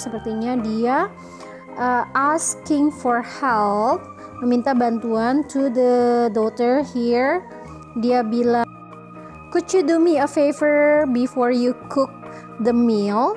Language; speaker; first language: English; non-native, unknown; Indonesian